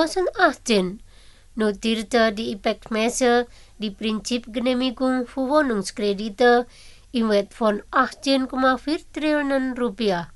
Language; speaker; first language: German; non-native, fluent; Indonesian